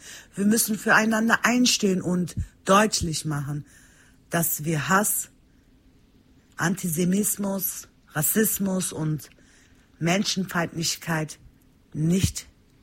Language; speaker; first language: German; early bilingual, other home language; Turkish